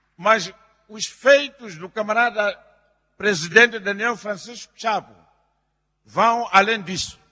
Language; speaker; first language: Portuguese; non-native, local second language; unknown